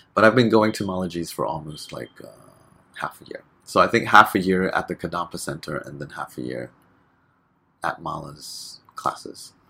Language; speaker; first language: English; native; English